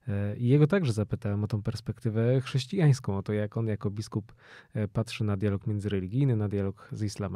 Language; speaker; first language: Polish; native; Polish